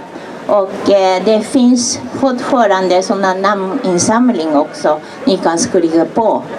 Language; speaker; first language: Swedish; non-native, fluent; Japanese